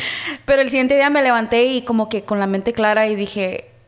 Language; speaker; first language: Spanish; early bilingual, heritage; Spanish